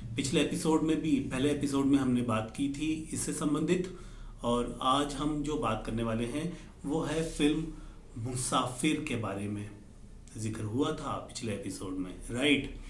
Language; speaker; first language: Hindi; native; Hindi